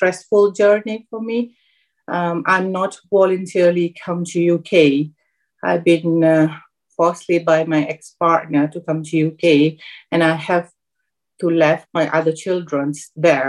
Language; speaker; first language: English; non-native, local second language; Malay